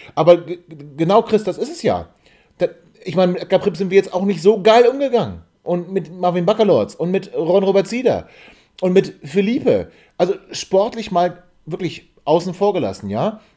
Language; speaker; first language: German; native; German